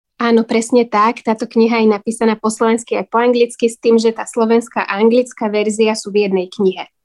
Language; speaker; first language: Slovak; native; Slovak